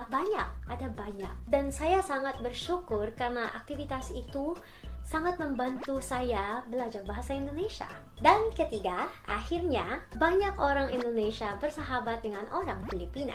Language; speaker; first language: Indonesian; non-native, learner; Filipino